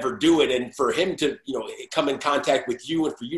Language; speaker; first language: English; native; English